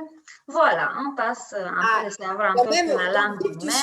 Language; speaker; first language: French; non-native, learner; Romanian